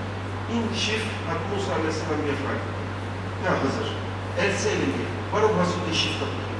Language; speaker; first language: German; non-native, fluent; Turkish